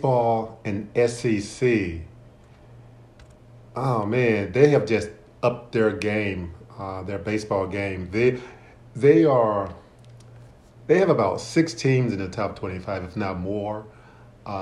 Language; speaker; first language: English; native; English